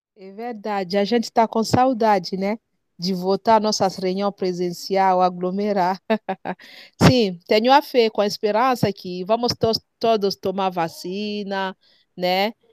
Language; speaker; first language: Portuguese; non-native, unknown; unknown